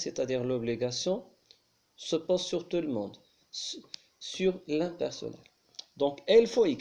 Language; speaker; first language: French; non-native, local second language; Arabic